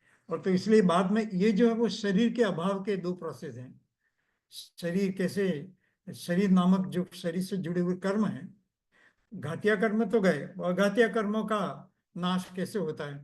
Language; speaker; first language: Hindi; native; Hindi